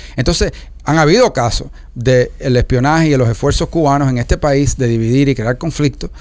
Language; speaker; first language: Spanish; early bilingual, heritage; Spanish